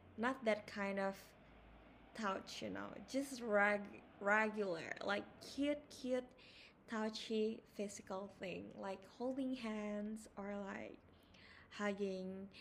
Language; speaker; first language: English; non-native, fluent; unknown